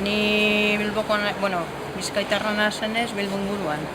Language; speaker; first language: Basque; non-native, local second language; Spanish